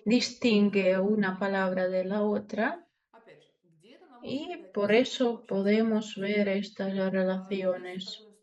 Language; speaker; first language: Spanish; non-native, fluent; Russian